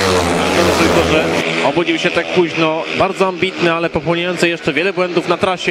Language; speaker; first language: Polish; native; Polish